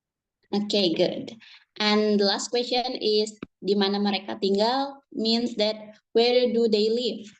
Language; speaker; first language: English; non-native, fluent; Indonesian